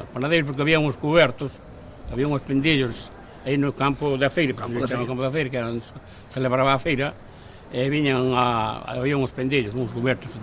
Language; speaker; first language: Galician; native; Galician